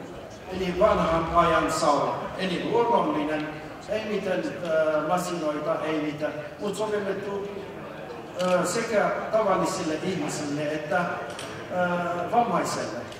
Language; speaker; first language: Finnish; non-native, fluent; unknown